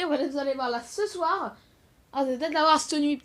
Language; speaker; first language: French; native; French